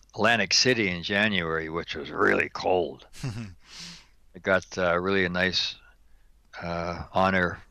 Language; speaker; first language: English; native; English